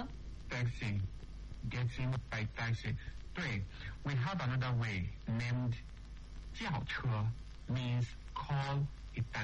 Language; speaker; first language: English; non-native, learner; Chinese